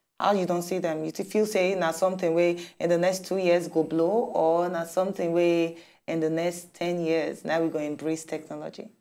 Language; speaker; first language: Nigerian Pidgin; native; Nigerian Pidgin